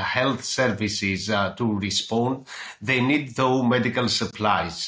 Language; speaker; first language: English; non-native, fluent; Greek